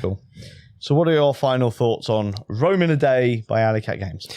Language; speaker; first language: English; native; English